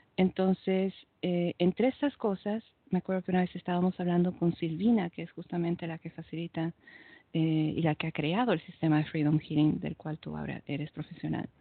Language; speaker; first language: Spanish; native; Spanish